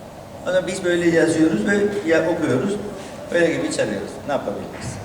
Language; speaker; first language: Turkish; non-native, learner; Spanish